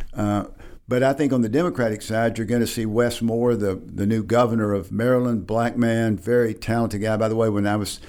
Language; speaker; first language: English; native; English